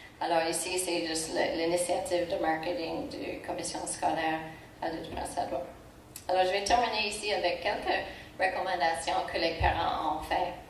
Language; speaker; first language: French; non-native, local second language; English